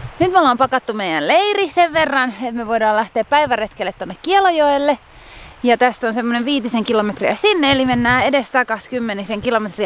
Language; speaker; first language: Finnish; native; Finnish